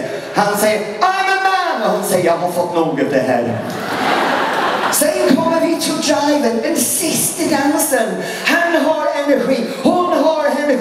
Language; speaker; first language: Swedish; non-native, fluent; English